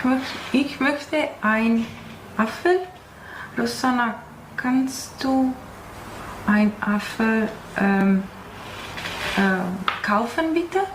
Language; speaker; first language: German; non-native, learner; Italian